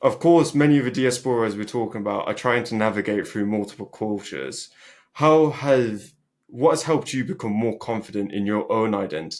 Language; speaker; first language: English; early bilingual, other home language; Albanian